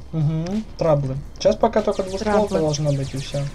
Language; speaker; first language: Russian; native; Russian